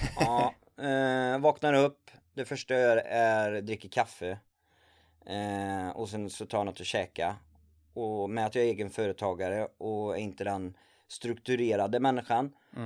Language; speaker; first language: Swedish; native; Swedish